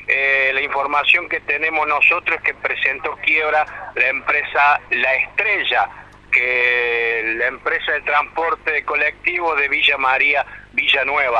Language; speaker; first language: Spanish; native; Spanish